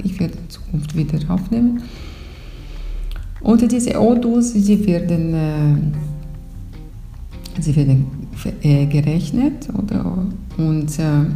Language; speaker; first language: German; non-native, fluent; Portuguese